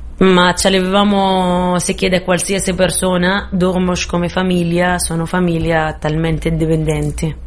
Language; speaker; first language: Italian; non-native, fluent; Arabic